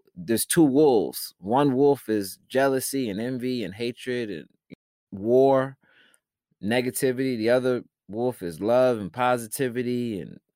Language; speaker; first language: English; early bilingual, other home language; Shona